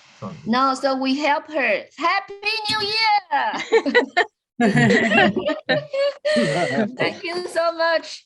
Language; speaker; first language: English; non-native, fluent; Chinese